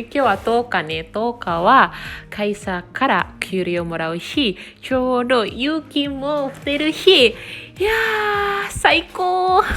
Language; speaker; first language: Japanese; non-native, fluent; Indonesian